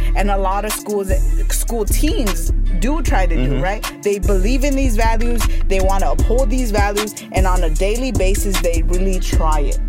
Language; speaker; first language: English; early bilingual, other home language; Spanish